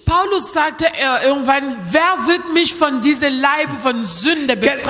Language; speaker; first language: German; non-native, learner; French